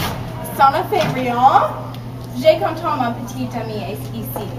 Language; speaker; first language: French; non-native, learner; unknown